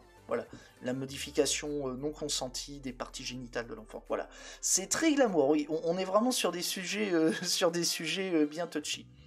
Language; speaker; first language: French; native; French